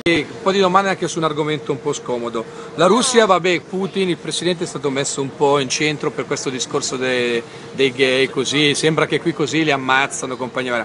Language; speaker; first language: Italian; native; Italian